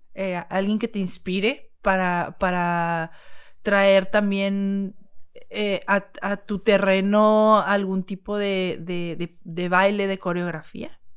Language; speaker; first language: Spanish; native; Spanish